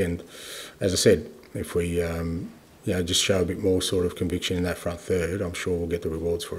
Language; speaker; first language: English; native; English